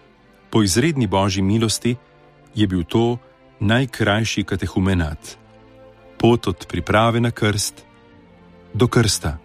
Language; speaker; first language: Slovenian; native; Slovenian